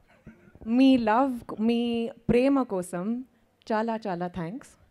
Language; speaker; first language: Telugu; non-native, learner; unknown